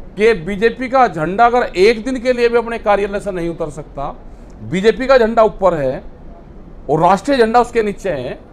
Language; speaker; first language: Hindi; native; Hindi